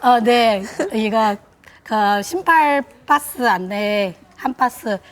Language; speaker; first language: Korean; non-native, learner; Chinese